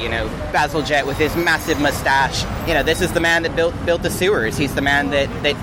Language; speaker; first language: English; native; English